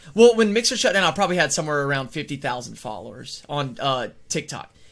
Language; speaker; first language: English; native; English